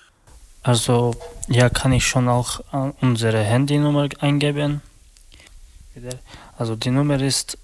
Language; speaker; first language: German; non-native, learner; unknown